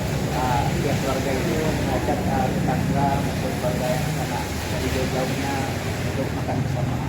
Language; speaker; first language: Indonesian; non-native, local second language; Minangkabau